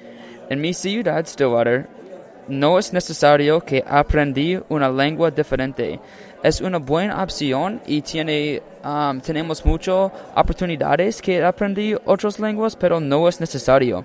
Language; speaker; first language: Spanish; non-native, learner; English